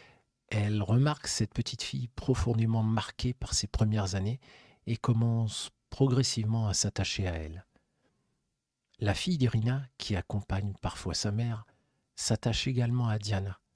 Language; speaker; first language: French; native; French